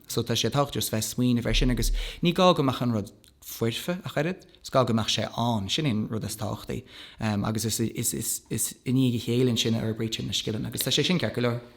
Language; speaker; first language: Irish; non-native, local second language; English